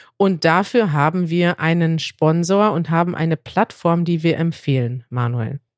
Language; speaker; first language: German; native; German